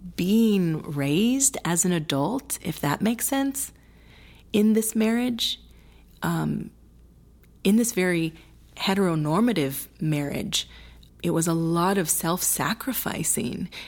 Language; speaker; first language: English; early bilingual, other home language; Spanish